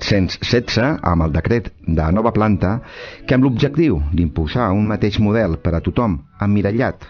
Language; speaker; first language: Catalan; native; Catalan